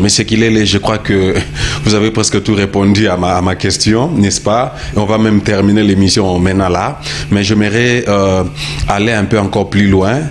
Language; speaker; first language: French; non-native, local second language; Lingala